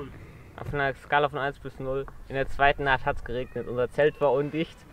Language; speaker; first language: German; native; German